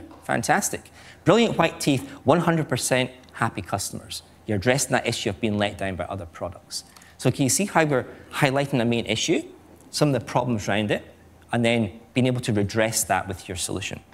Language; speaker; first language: English; native; English